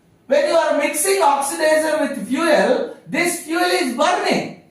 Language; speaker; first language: English; non-native, local second language; Telugu